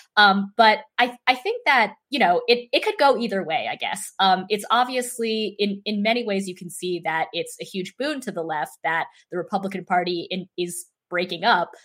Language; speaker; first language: English; native; English